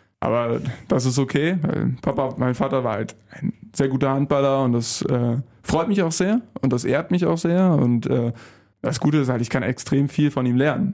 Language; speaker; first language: German; native; German